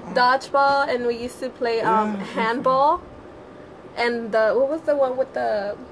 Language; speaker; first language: English; native; English